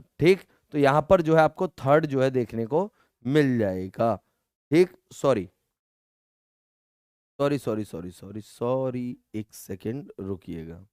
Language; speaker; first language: Hindi; native; Hindi